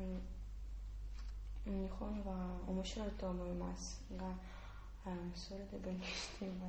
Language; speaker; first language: Japanese; non-native, learner; Russian